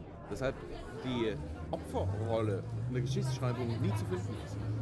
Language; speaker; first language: German; native; German